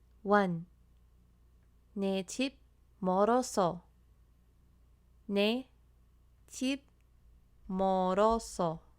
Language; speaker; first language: Korean; non-native, fluent; English